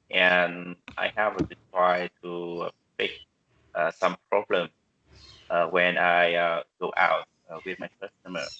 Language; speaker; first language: English; non-native, learner; Vietnamese